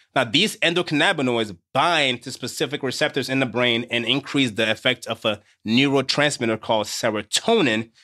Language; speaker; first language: English; native; English